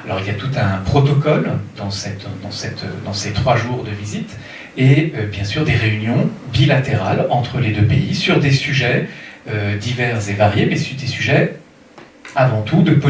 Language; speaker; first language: French; native; French